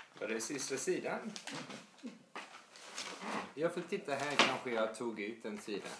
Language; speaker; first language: Swedish; early bilingual, heritage; English